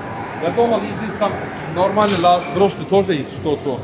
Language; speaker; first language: Russian; non-native, learner; Turkish